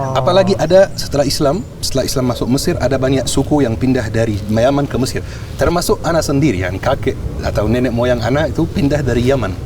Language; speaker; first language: Indonesian; non-native, fluent; Arabic